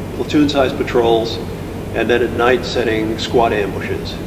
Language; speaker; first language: English; native; English